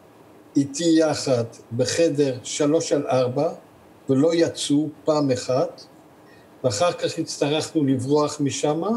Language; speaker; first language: Hebrew; early bilingual, other home language; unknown